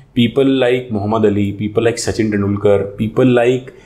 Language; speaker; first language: Hindi; native; Hindi